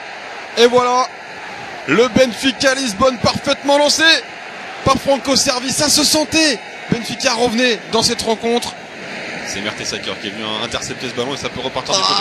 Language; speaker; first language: French; native; French